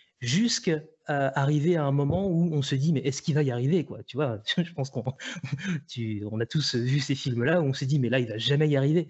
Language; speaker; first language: French; native; French